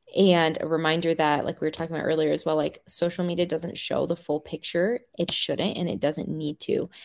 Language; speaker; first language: English; native; English